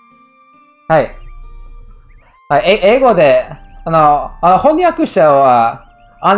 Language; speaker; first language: Japanese; non-native, learner; English